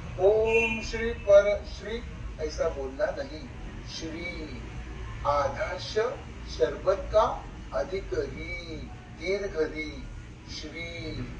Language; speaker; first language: Hindi; non-native, local second language; Marathi